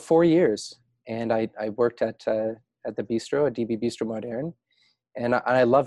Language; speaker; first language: English; native; English